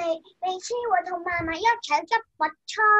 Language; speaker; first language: Chinese; early bilingual, other home language; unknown